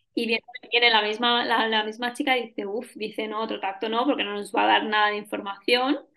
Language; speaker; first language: Spanish; native; Spanish